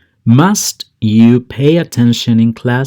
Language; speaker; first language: English; non-native, fluent; Spanish